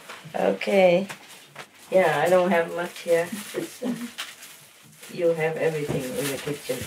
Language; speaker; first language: English; non-native, fluent; Vietnamese